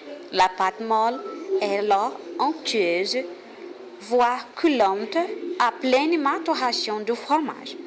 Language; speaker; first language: French; non-native, learner; Portuguese